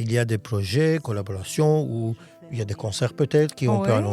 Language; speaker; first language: French; non-native, fluent; Armenian